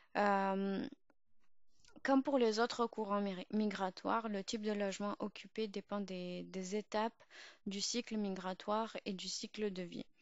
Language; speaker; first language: French; early bilingual, other home language; Urdu